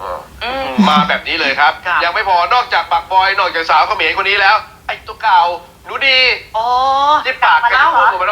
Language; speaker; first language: Thai; native; Thai